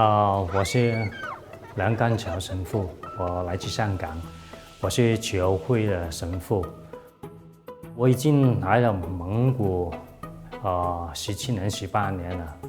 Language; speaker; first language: Chinese; non-native, local second language; Cantonese